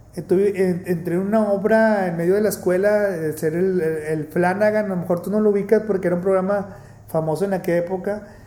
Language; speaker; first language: Spanish; native; Spanish